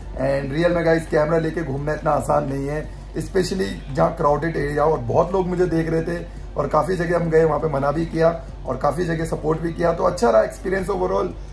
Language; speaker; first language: Hindi; non-native, local second language; Nepali